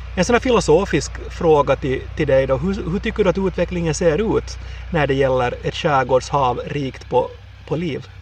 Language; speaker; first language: Swedish; native; Swedish